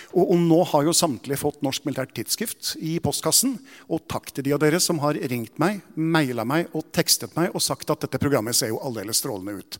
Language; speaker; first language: Norwegian; native; Norwegian